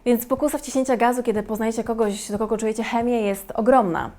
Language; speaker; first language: Polish; native; Polish